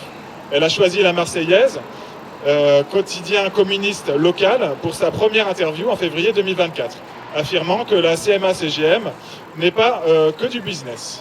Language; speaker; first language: French; native; French